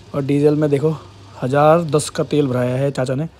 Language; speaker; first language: Hindi; native; Hindi